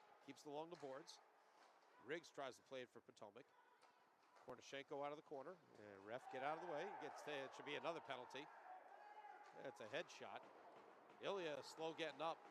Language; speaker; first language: English; native; English